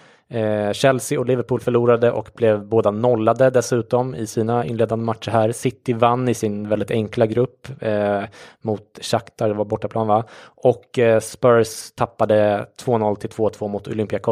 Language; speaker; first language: Swedish; native; Swedish